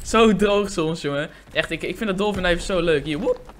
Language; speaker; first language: Dutch; native; Dutch